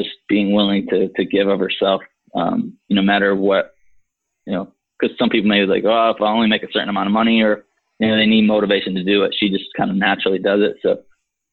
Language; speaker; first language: English; native; English